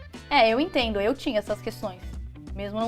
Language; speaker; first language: Portuguese; native; Portuguese